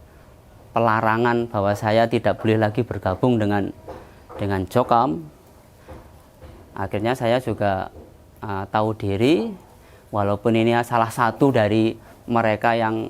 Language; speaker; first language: Indonesian; non-native, local second language; Javanese